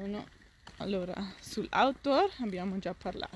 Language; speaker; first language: Italian; non-native, fluent; Dutch